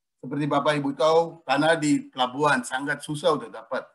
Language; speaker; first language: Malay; non-native, fluent; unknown